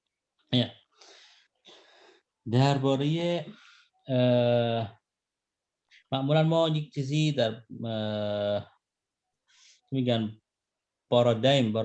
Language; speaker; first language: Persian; non-native, fluent; Indonesian